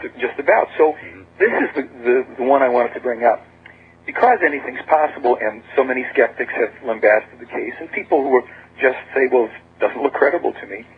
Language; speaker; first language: English; native; English